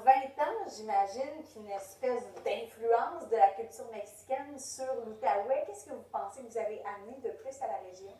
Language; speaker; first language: French; native; French